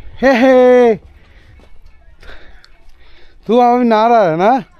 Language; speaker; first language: Hindi; non-native, learner; Bangla